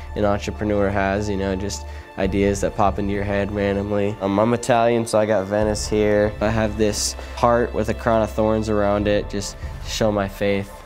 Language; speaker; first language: English; native; English